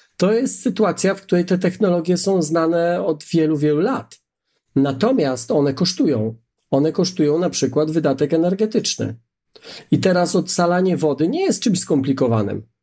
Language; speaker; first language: Polish; native; Polish